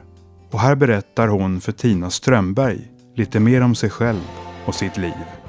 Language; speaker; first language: Swedish; native; Swedish